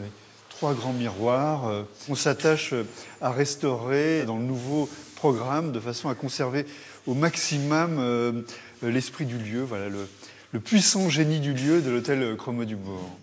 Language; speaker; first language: French; native; French